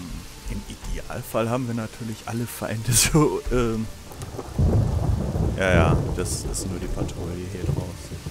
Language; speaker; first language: German; native; German